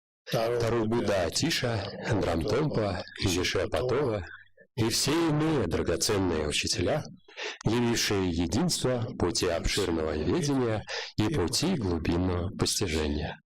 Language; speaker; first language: Russian; native; Russian